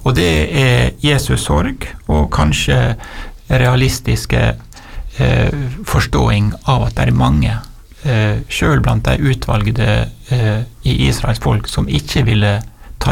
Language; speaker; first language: Norwegian; native; Norwegian